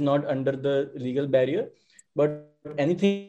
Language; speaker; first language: English; non-native, local second language; Gujarati